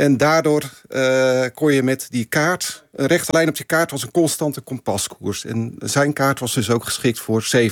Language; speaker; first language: Dutch; native; Dutch